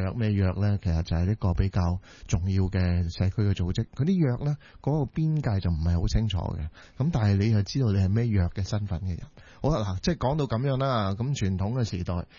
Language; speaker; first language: Cantonese; native; Cantonese